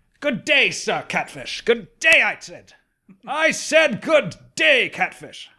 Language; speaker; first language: English; native; English